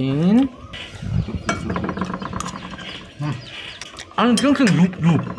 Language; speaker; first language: Thai; non-native, learner; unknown